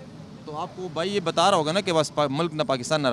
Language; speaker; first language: Urdu; native; Urdu